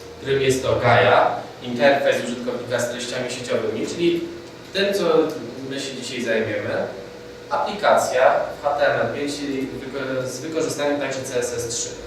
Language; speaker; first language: Polish; native; Polish